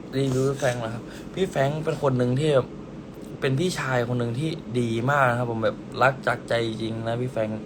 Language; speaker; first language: Thai; native; Thai